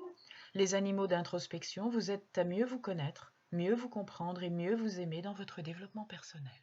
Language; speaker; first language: French; native; French